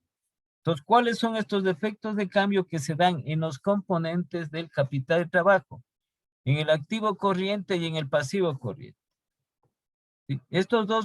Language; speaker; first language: Spanish; native; Spanish